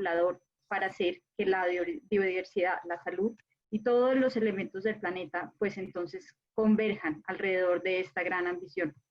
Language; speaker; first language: Spanish; native; Spanish